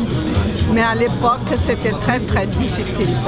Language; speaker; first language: French; non-native, fluent; Portuguese